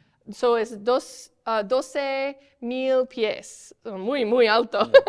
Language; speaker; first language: Spanish; non-native, learner; English